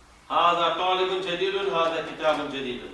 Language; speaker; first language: Arabic; non-native, fluent; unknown